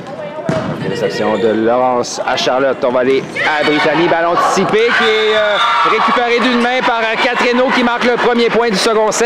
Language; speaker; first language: French; native; French